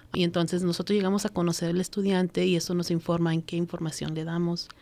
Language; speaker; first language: Spanish; early bilingual, heritage; Spanish